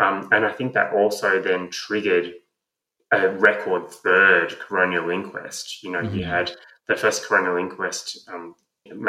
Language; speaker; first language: English; native; English